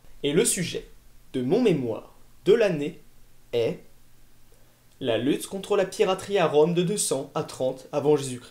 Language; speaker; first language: French; native; French